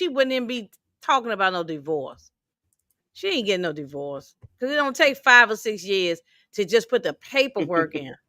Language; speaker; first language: English; native; English